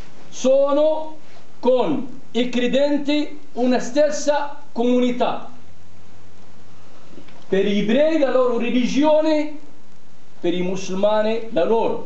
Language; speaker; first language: Italian; non-native, fluent; Arabic